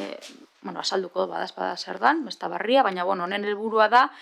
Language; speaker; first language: Basque; native; Basque